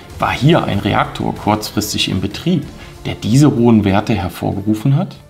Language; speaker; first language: German; native; German